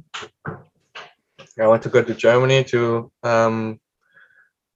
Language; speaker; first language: English; non-native, fluent; German